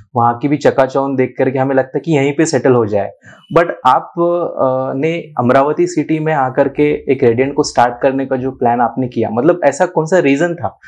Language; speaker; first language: Hindi; non-native, local second language; Marathi